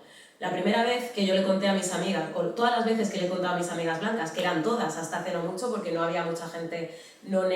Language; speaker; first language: Spanish; native; Spanish